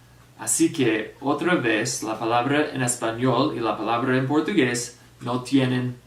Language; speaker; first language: Spanish; non-native, fluent; English